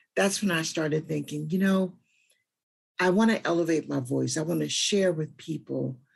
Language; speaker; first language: English; native; English